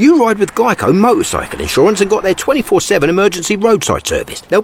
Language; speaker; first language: English; native; English